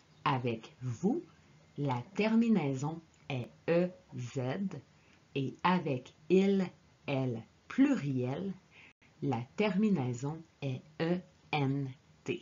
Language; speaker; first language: French; native; French